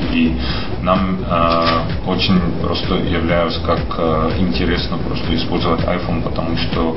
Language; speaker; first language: Russian; non-native, fluent; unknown